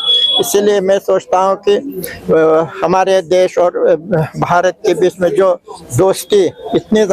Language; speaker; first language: Hindi; non-native, fluent; Uzbek